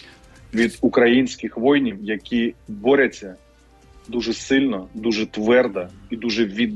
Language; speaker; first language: Ukrainian; native; Ukrainian